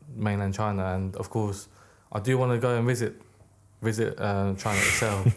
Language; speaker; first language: English; native; English